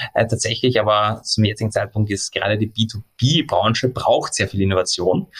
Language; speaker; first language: German; native; German